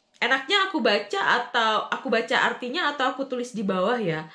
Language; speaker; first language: Indonesian; native; Indonesian